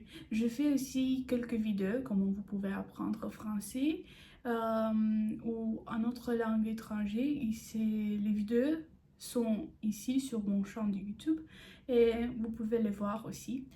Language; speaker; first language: French; non-native, learner; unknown